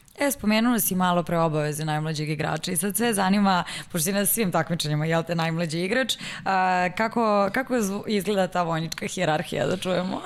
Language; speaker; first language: Serbian; native; Serbian